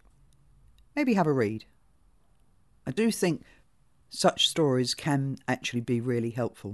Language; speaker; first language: English; native; English